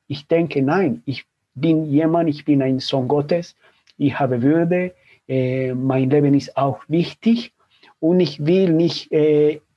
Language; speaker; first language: German; non-native, fluent; Spanish